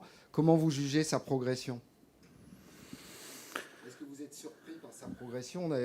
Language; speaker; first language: French; native; French